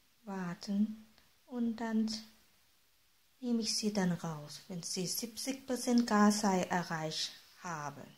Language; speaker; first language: German; non-native, fluent; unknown